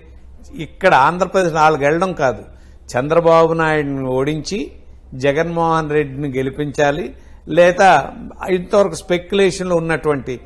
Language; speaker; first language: Telugu; native; Telugu